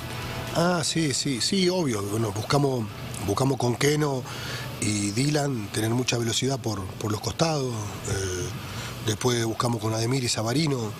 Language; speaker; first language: Portuguese; non-native, learner; Spanish